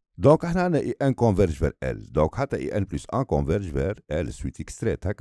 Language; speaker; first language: French; non-native, local second language; Arabic